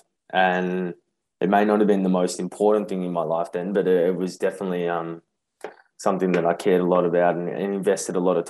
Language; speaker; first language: English; native; English